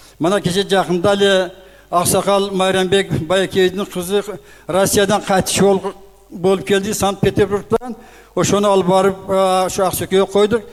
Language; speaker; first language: Kyrgyz; native; Kyrgyz